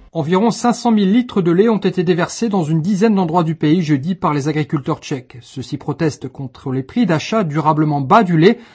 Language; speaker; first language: French; native; French